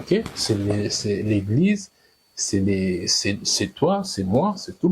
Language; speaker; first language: French; non-native, fluent; Kinyarwanda